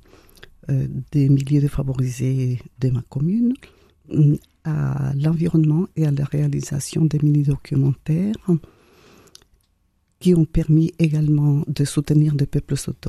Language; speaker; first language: French; non-native, fluent; Spanish